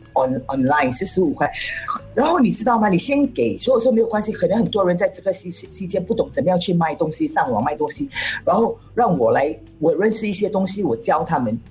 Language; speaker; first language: Chinese; non-native, local second language; Cantonese